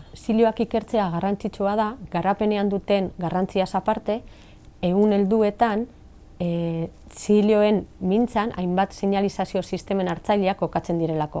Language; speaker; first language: Basque; non-native, local second language; Spanish